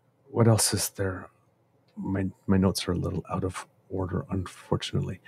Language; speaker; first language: English; native; English